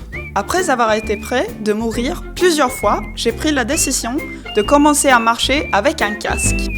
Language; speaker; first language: French; non-native, fluent; Swedish